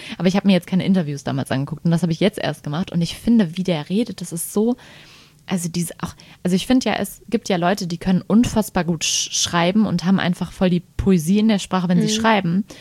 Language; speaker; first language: German; native; German